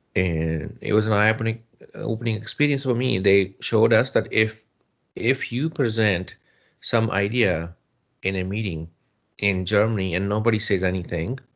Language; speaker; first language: English; non-native, local second language; Punjabi